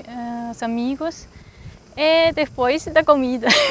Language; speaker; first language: Portuguese; non-native, fluent; Swiss German